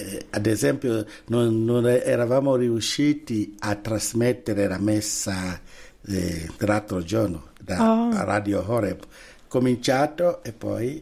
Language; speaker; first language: Italian; non-native, fluent; Nyanja